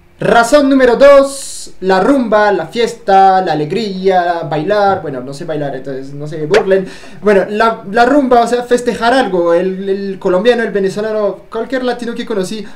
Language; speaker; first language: Spanish; non-native, fluent; French